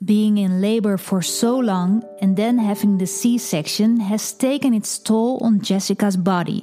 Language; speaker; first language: English; non-native, fluent; Dutch